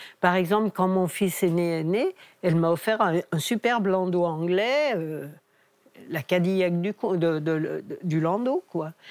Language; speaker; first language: French; native; French